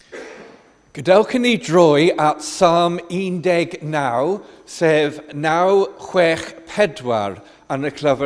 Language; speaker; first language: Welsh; non-native, fluent; English